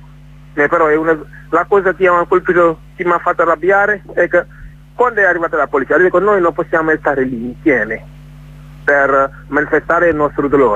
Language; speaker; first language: Italian; non-native, fluent; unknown